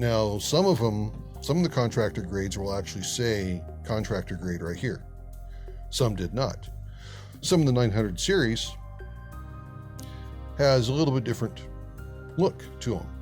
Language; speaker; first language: English; native; English